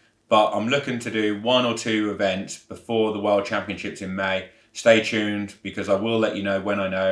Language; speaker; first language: English; native; English